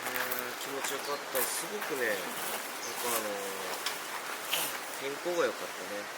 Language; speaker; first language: Japanese; native; Japanese